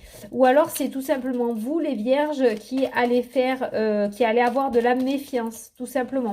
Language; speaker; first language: French; native; French